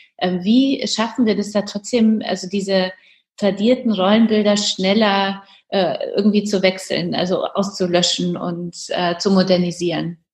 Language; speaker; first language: German; non-native, fluent; Polish